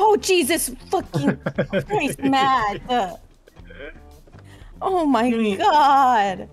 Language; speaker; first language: English; native; English